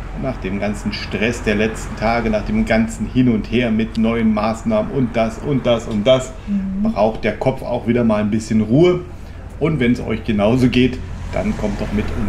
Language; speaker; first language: German; native; German